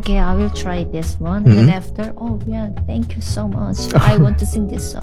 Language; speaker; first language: English; non-native, learner; Korean